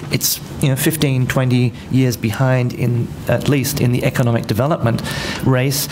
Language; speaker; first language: English; native; English